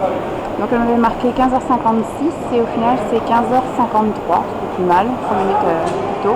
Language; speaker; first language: French; native; French